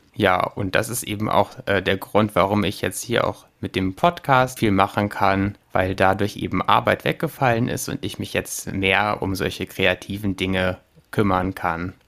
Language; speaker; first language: German; native; German